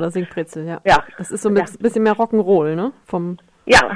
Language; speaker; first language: German; native; German